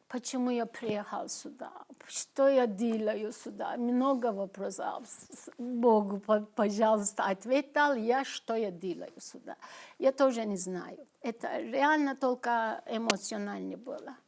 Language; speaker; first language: Russian; non-native, learner; Turkish